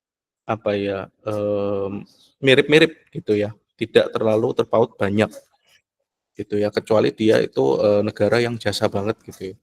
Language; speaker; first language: Indonesian; native; Indonesian